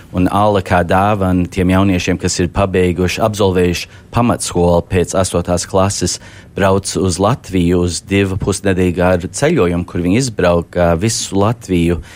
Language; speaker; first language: Latvian; early bilingual, heritage; Latvian